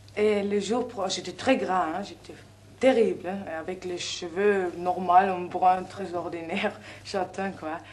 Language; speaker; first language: French; non-native, fluent; German